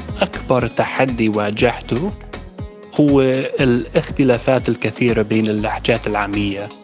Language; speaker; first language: Arabic; non-native, fluent; English